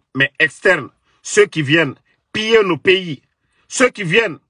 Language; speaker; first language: French; non-native, local second language; Mandingo